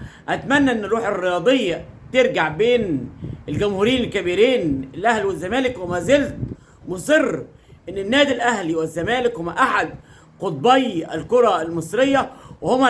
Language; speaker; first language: Arabic; native; Arabic